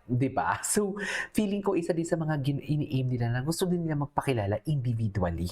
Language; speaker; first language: Filipino; native; Filipino